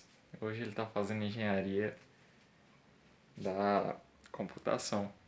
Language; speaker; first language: Portuguese; native; Portuguese